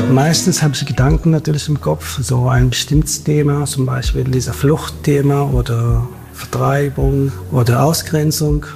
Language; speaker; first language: German; non-native, fluent; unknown